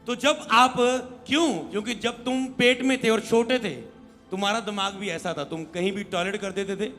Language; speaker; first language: Hindi; non-native, local second language; Punjabi